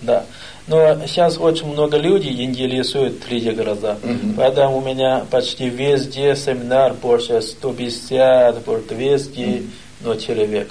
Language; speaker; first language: Russian; non-native, learner; Chinese